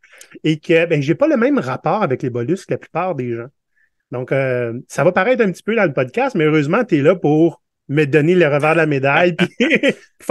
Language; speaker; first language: French; native; French